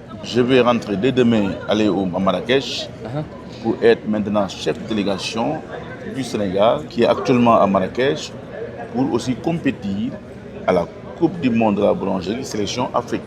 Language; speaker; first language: French; non-native, local second language; Wolof